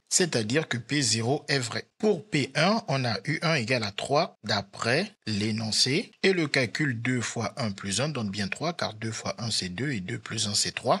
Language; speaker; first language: French; native; French